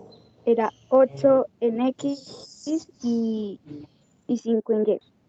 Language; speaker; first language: Spanish; native; Spanish